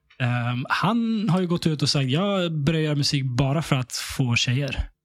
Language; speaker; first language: Swedish; early bilingual, other home language; Russian